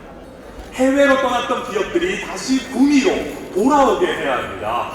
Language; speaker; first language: Korean; native; Korean